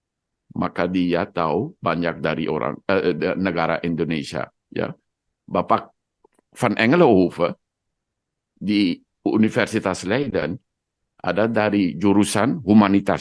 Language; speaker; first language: Indonesian; non-native, fluent; Dutch